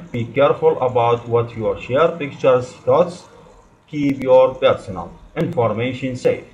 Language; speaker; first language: English; non-native, learner; Arabic